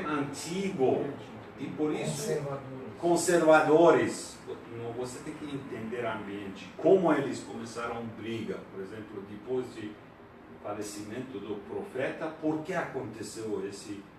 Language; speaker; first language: Portuguese; non-native, learner; Persian